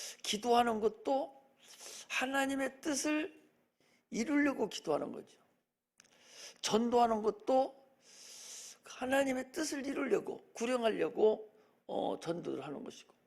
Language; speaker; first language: Korean; native; Korean